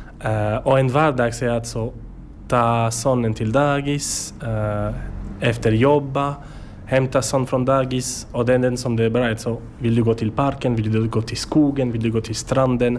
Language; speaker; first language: Swedish; non-native, learner; French